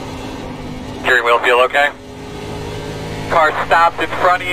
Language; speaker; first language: English; native; English